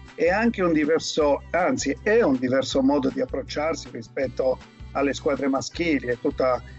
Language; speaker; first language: Italian; native; Italian